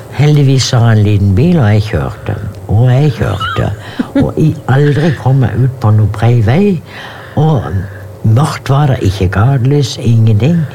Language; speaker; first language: Norwegian; native; Norwegian